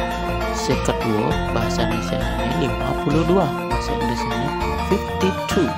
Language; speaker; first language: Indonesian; non-native, local second language; Balinese